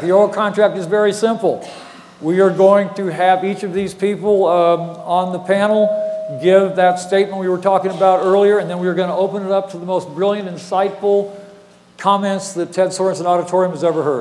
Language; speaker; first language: English; native; English